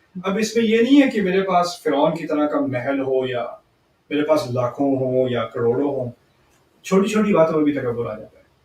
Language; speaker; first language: Urdu; early bilingual, heritage; Urdu